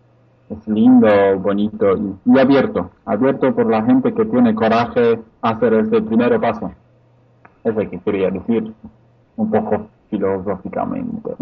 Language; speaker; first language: Spanish; non-native, fluent; Polish